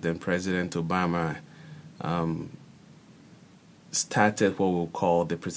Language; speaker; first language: English; non-native, local second language; Akan